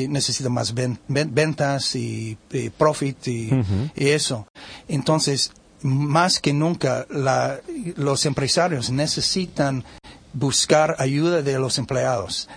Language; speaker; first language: Spanish; non-native, learner; English